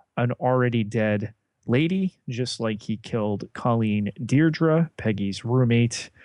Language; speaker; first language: English; native; English